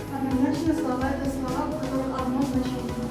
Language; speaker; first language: Russian; non-native, local second language; Kazakh